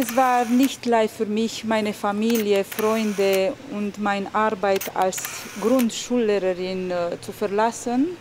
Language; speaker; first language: German; non-native, learner; Romanian